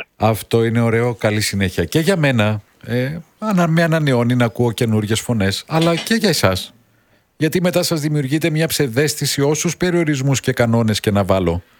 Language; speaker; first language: Greek; native; Greek